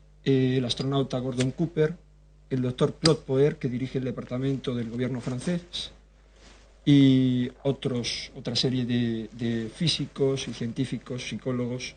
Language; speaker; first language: Spanish; native; Spanish